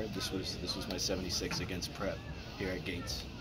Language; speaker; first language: English; native; English